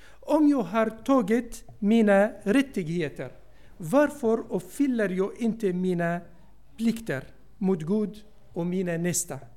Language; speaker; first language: Swedish; non-native, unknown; Arabic